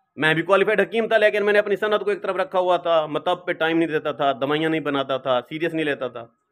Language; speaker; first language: Urdu; non-native, local second language; Saraiki